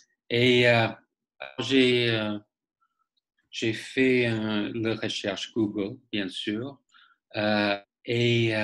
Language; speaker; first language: French; non-native, fluent; English